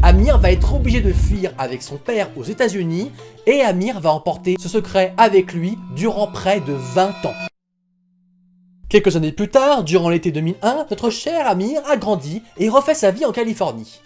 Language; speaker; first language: French; native; French